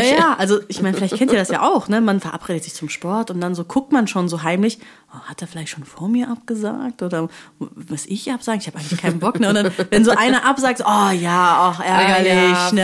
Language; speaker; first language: German; native; German